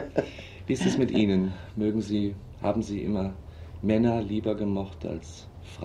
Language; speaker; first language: German; native; German